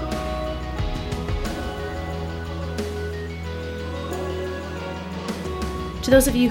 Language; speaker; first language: English; native; English